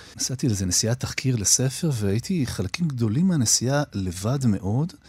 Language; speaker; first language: Hebrew; native; Hebrew